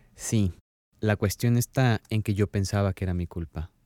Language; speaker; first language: Spanish; native; Spanish